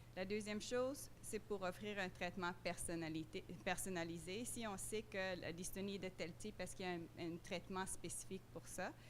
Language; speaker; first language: French; non-native, fluent; Dutch